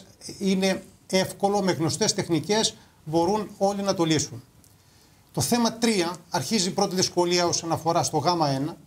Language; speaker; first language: Greek; native; Greek